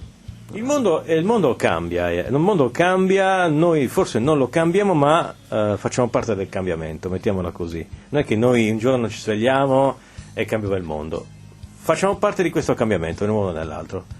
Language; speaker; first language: Italian; native; Italian